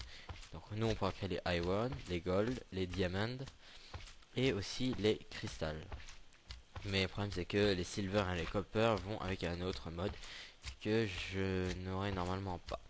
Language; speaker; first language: French; native; French